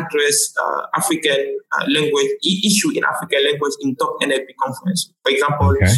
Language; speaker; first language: English; non-native, fluent; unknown